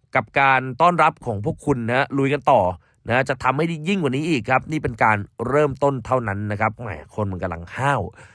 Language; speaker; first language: Thai; native; Thai